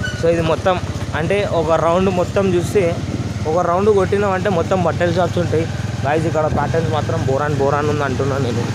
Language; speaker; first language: Telugu; non-native, local second language; Tamil